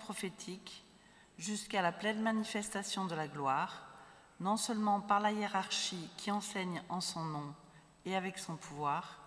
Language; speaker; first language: French; native; French